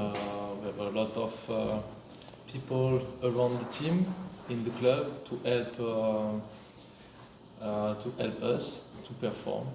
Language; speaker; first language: English; non-native, fluent; French